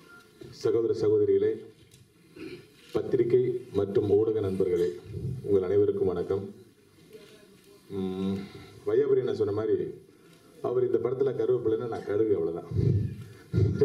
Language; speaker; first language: Tamil; native; Tamil